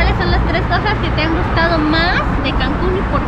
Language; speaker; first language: Spanish; native; Spanish